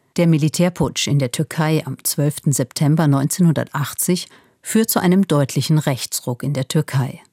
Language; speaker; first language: German; native; German